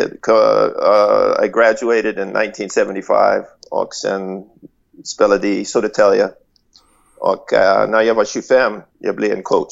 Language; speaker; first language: Swedish; non-native, fluent; English